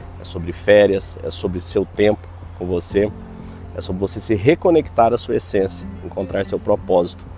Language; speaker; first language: Portuguese; native; Portuguese